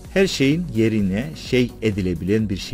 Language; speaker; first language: Turkish; non-native, fluent; Russian